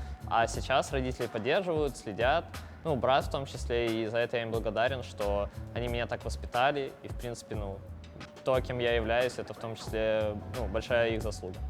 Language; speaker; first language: Russian; native; Russian